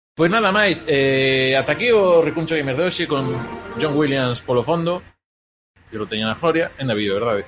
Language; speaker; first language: Galician; non-native, local second language; Spanish